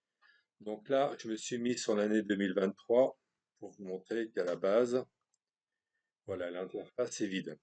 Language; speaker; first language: French; native; French